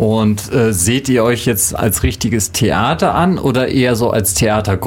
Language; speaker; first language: German; native; German